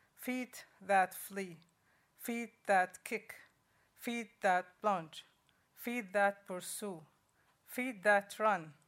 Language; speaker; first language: English; non-native, fluent; Arabic